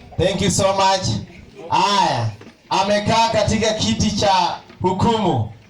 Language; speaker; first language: Swahili; non-native, local second language; Luo (Kenya and Tanzania)